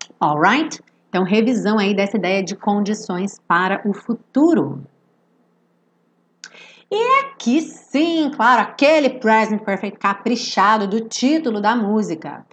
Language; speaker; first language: Portuguese; native; Portuguese